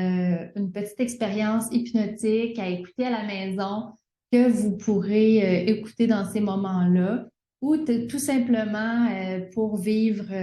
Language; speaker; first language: French; native; French